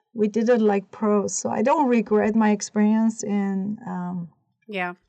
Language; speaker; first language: English; non-native, fluent; Persian